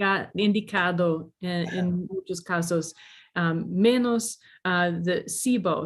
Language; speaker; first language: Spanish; non-native, learner; English